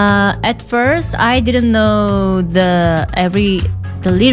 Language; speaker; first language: English; non-native, learner; Korean